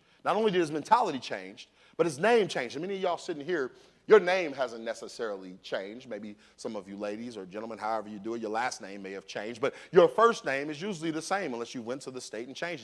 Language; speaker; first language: English; native; English